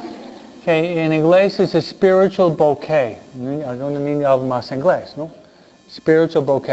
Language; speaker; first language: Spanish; non-native, fluent; English